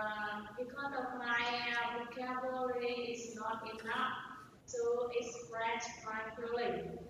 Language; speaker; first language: English; non-native, learner; Vietnamese